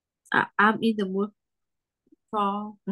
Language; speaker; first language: English; non-native, learner; Vietnamese